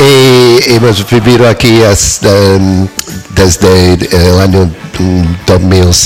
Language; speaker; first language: Spanish; non-native, learner; English